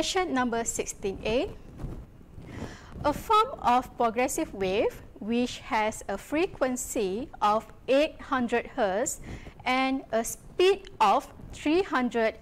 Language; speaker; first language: English; non-native, local second language; Malay